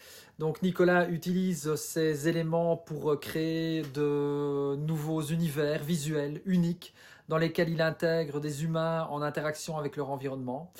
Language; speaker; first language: French; native; French